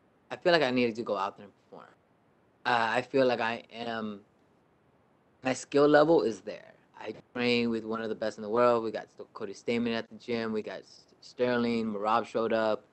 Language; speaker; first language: English; early bilingual, other home language; Spanish